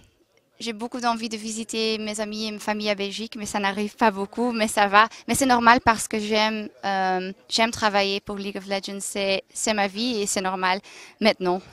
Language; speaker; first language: French; non-native, local second language; Dutch